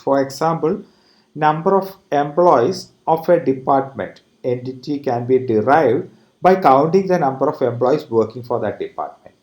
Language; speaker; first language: English; non-native, local second language; Malayalam